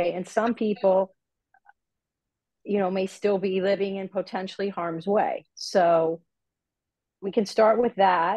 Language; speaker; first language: English; native; English